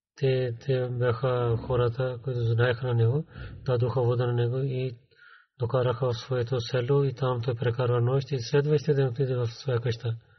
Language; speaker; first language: Bulgarian; non-native, learner; Urdu